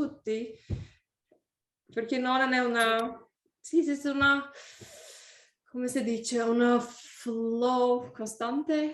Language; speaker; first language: Italian; non-native, learner; English